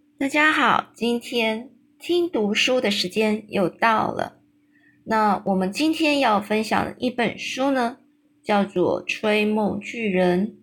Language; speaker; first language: Chinese; native; Chinese